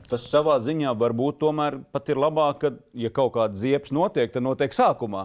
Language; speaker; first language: Latvian; native; Latvian